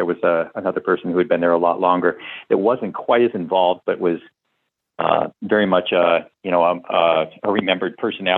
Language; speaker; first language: English; native; English